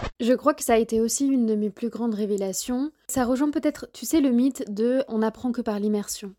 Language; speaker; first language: French; native; French